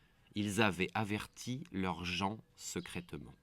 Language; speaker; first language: French; native; French